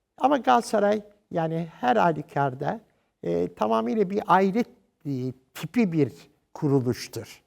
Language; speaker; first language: Turkish; native; Turkish